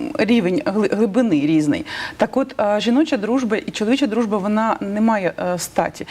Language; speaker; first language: Ukrainian; non-native, local second language; Russian